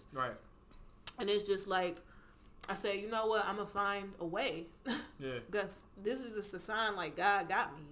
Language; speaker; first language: English; native; English